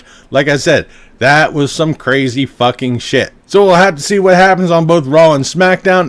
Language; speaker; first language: English; native; English